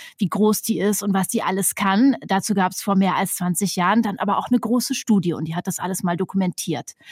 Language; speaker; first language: German; native; German